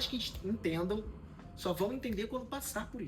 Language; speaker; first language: Portuguese; native; Portuguese